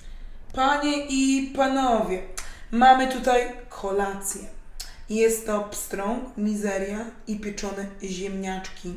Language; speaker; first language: Polish; native; Polish